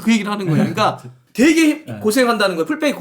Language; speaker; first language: Korean; native; Korean